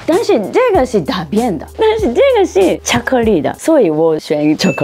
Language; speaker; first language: Chinese; non-native, learner; Japanese